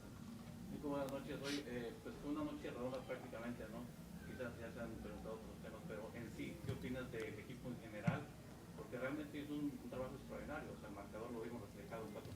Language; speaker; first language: Spanish; native; Spanish